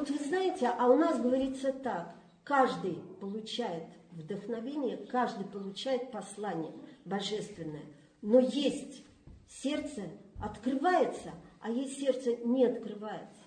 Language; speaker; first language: Russian; native; Russian